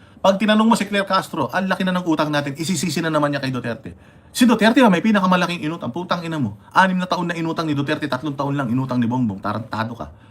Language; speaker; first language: Filipino; non-native, local second language; Iloko